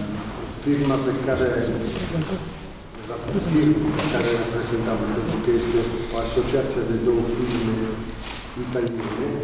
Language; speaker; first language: Romanian; non-native, learner; Italian